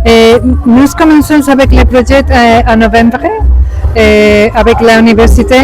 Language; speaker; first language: French; non-native, learner; Spanish